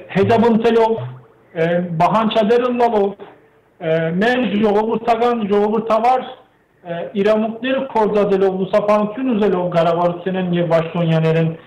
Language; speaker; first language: Armenian; native; Armenian